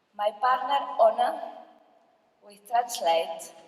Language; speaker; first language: English; non-native, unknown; Catalan